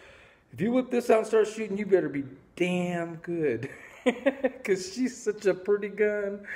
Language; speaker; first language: English; native; English